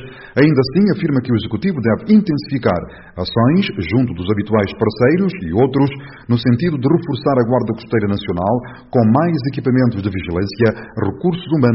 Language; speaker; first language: Portuguese; non-native, local second language; Kabuverdianu